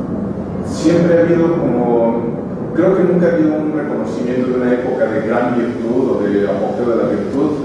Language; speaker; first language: Spanish; native; Spanish